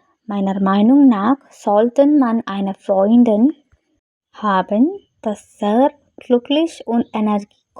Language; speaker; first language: German; non-native, learner; Malayalam